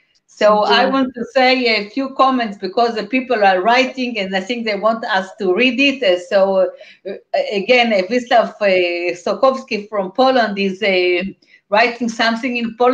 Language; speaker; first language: English; non-native, fluent; Hebrew